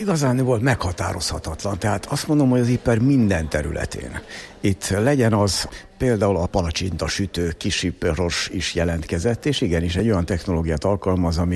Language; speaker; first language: Hungarian; native; Hungarian